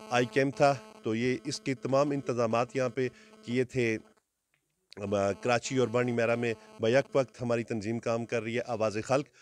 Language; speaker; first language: Urdu; non-native, local second language; Northern Hindko